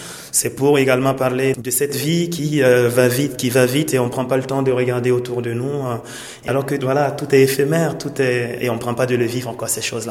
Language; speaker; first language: French; non-native, local second language; Mossi